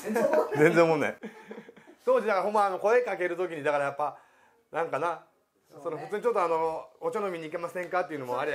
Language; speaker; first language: Japanese; native; Japanese